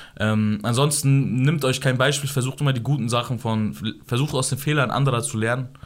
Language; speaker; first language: German; early bilingual, other home language; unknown